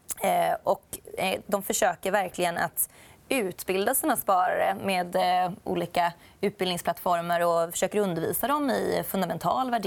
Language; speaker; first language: Swedish; native; Swedish